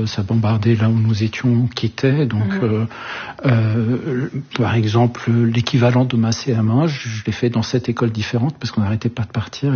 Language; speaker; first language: French; early bilingual, other home language; Arabic